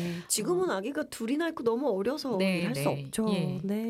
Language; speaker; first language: Korean; native; Korean